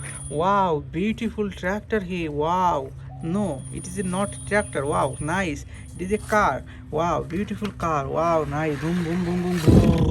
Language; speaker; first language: English; non-native, learner; Hindi